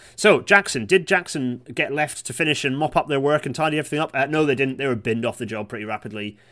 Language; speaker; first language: English; native; English